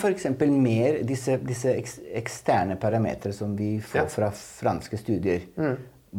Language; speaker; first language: Norwegian; non-native, fluent; Italian